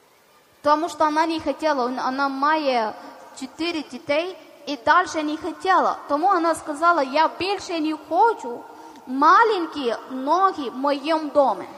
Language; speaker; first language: Ukrainian; non-native, learner; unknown